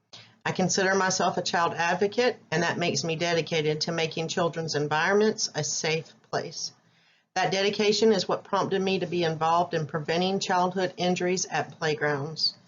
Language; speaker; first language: English; native; English